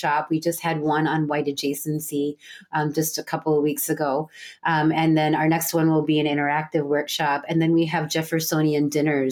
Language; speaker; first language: English; native; English